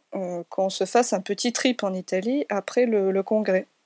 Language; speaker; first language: French; native; French